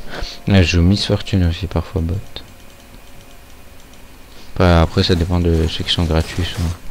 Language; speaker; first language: French; native; French